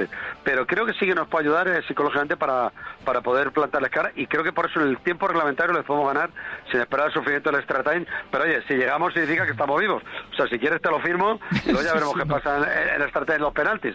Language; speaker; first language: Spanish; native; Spanish